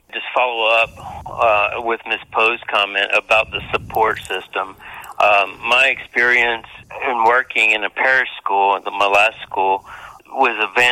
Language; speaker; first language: English; native; English